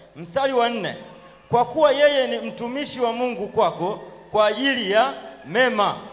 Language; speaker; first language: Swahili; native; Swahili